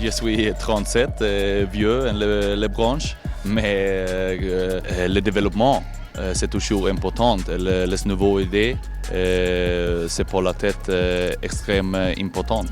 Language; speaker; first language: French; non-native, learner; Swedish